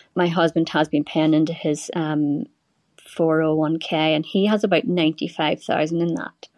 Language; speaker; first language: English; native; English